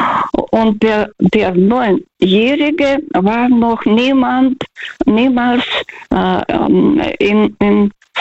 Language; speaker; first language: German; early bilingual, heritage; Russian